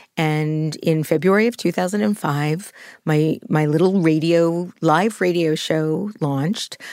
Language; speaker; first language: English; native; English